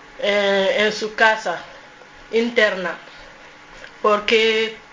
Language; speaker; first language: Spanish; non-native, learner; English